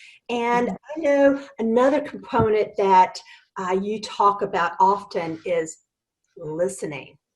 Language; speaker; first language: English; native; English